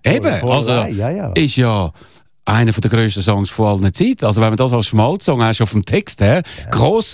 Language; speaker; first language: German; native; German